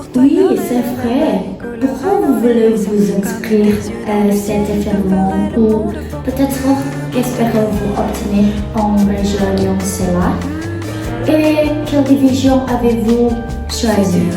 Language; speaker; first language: French; non-native, learner; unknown